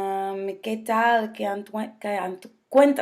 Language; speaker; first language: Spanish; non-native, learner; English